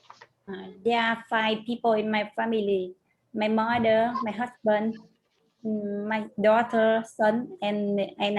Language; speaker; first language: English; non-native, learner; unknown